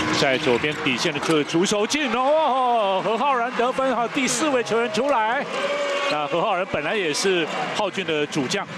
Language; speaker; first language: Chinese; native; Chinese